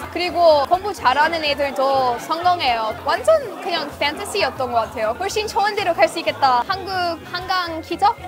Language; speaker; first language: Korean; non-native, fluent; English